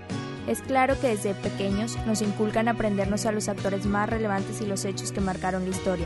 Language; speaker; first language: Spanish; native; Spanish